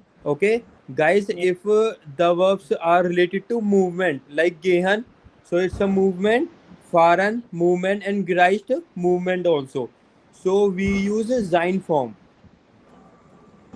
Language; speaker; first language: English; non-native, local second language; Hindi